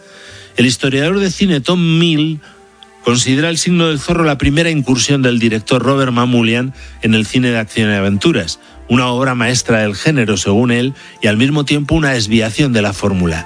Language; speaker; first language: Spanish; native; Spanish